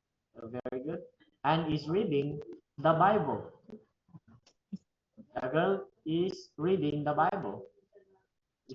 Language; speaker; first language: English; non-native, fluent; Filipino